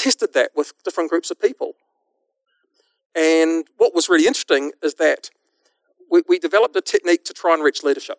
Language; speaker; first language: English; native; English